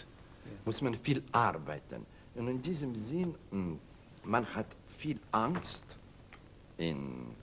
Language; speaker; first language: German; non-native, learner; Russian